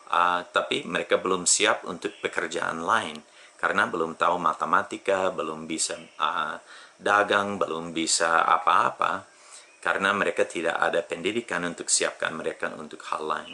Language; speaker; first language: Indonesian; non-native, fluent; English